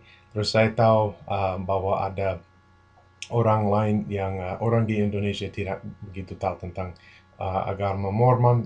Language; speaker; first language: Indonesian; non-native, fluent; English